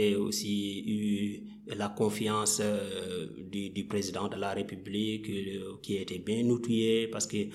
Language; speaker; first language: French; non-native, local second language; Wolof